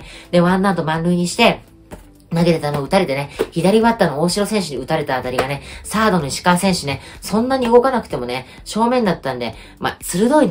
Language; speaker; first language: Japanese; native; Japanese